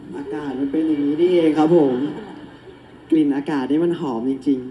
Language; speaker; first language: Thai; native; Thai